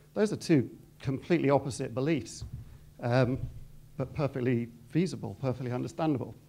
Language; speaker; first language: English; native; English